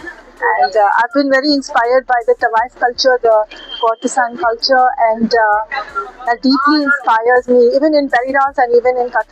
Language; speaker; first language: English; non-native, local second language; Hindi